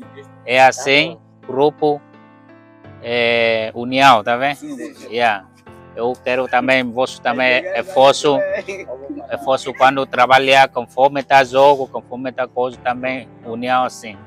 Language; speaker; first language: Portuguese; non-native, learner; Vietnamese